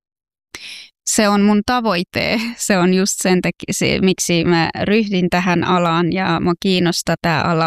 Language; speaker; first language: Finnish; non-native, fluent; Persian